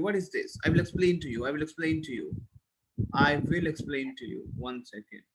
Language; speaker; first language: English; non-native, local second language; Hindi